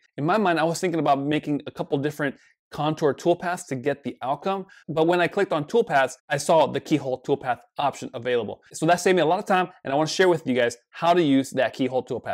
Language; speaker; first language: English; native; English